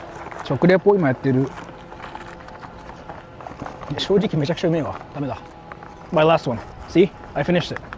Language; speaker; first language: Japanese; native; Japanese